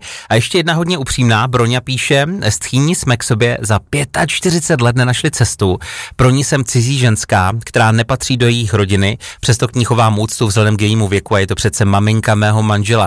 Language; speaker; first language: Czech; native; Czech